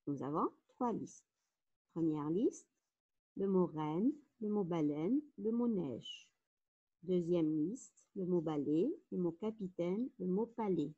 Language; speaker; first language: French; non-native, local second language; Arabic